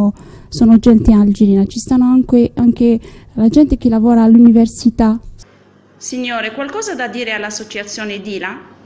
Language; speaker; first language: Italian; non-native, learner; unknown